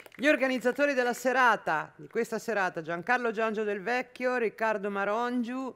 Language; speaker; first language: Italian; native; Italian